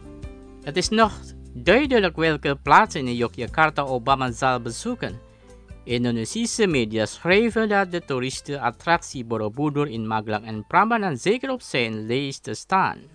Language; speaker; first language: Dutch; non-native, learner; Indonesian